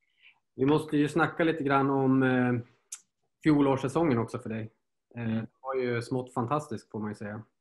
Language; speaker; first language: Swedish; native; Swedish